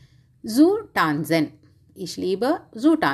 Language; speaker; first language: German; non-native, fluent; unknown